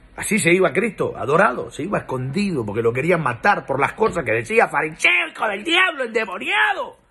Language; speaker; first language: Spanish; non-native, fluent; Persian